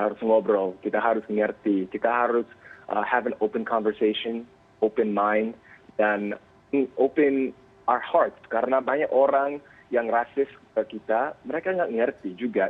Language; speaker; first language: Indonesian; early bilingual, heritage; Indonesian